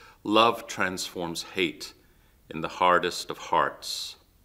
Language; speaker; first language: English; native; English